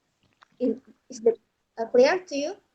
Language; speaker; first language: English; non-native, learner; Indonesian